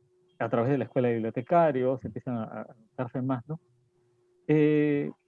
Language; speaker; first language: Spanish; native; Spanish